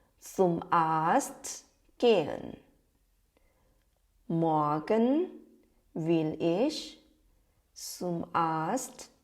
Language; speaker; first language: German; non-native, fluent; Thai